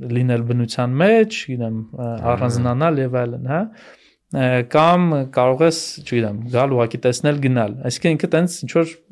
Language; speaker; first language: Armenian; native; Armenian